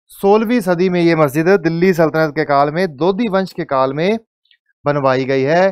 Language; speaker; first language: Hindi; native; Hindi